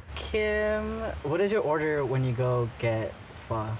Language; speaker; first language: English; early bilingual, other home language; Spanish